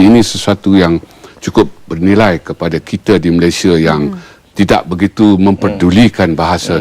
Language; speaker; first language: Malay; native; Malay